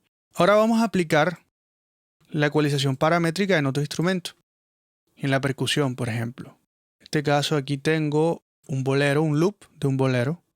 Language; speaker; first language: Spanish; native; Spanish